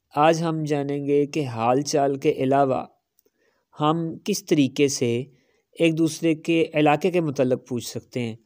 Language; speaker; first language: Urdu; non-native, local second language; Punjabi